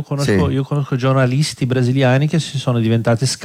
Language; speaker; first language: Italian; non-native, fluent; Portuguese